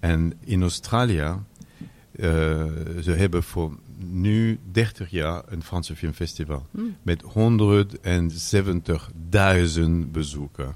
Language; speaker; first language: Dutch; non-native, learner; French